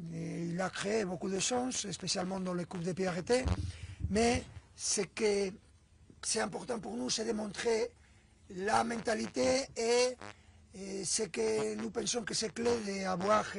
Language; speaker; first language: French; non-native, fluent; Spanish